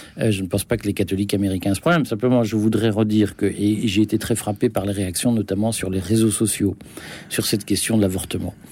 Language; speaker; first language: French; native; French